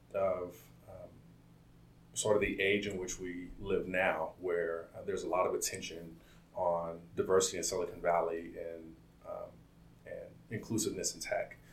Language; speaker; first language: English; native; English